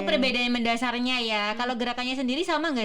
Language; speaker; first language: Indonesian; native; Indonesian